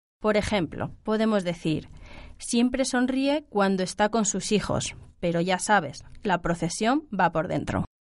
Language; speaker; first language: Spanish; native; Spanish